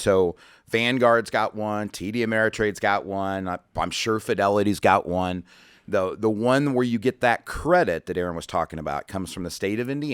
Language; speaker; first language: English; native; English